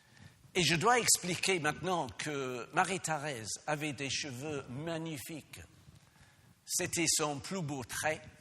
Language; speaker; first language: French; non-native, fluent; English